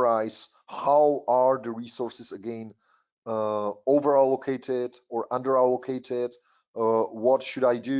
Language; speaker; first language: English; non-native, fluent; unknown